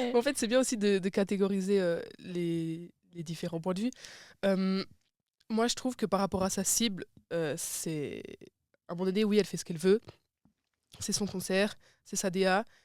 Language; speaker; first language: French; native; French